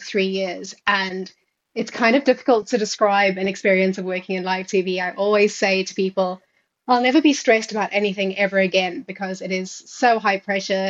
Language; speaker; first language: English; native; English